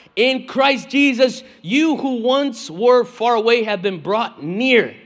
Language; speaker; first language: English; non-native, fluent; Portuguese